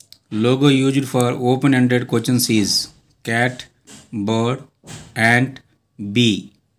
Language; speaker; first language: English; non-native, local second language; Telugu